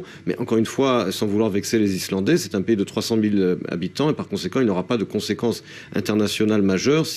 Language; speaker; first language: French; native; French